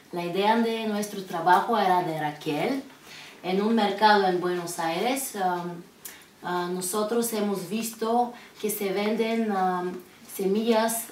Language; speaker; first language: Spanish; non-native, learner; Bulgarian